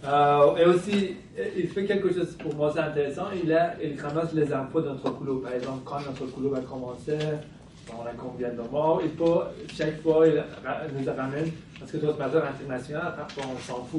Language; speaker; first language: French; non-native, fluent; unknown